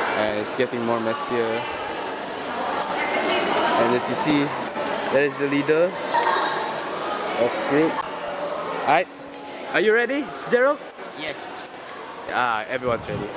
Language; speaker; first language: English; non-native, local second language; Malay